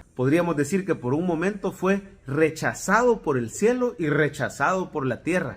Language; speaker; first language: Spanish; native; Spanish